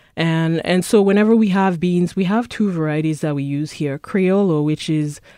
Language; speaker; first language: English; non-native, local second language; French